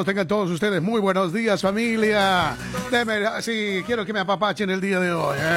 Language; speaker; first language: Spanish; native; Spanish